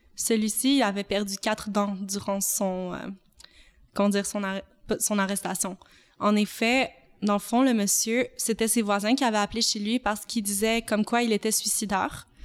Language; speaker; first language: French; native; French